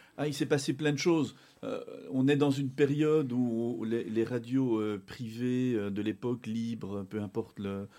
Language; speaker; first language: French; native; French